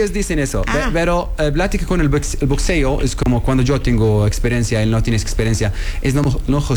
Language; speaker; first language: Spanish; non-native, learner; Arabic